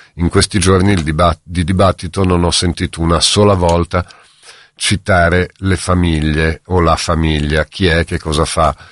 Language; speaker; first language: Italian; native; Italian